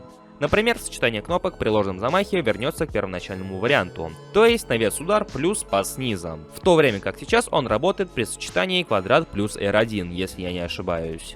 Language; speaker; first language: Russian; native; Russian